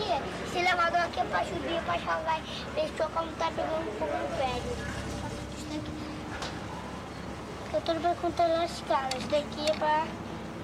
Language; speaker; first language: Portuguese; native; Portuguese